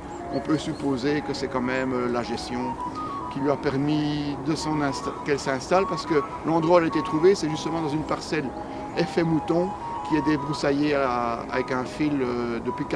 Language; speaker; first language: French; native; French